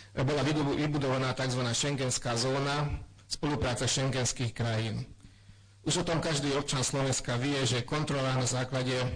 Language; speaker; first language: Slovak; non-native, local second language; Hungarian